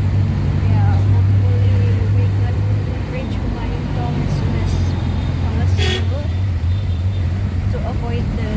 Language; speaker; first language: English; non-native, learner; Indonesian